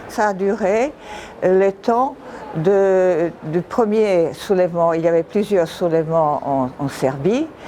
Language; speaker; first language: French; non-native, fluent; Serbian